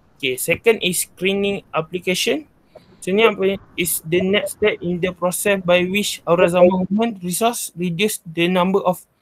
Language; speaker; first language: English; non-native, local second language; Malay